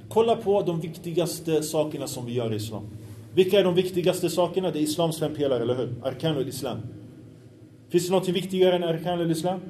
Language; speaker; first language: Swedish; early bilingual, other home language; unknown